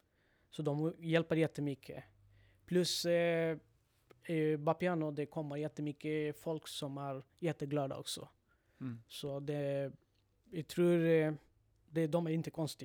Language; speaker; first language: Swedish; non-native, learner; Bangla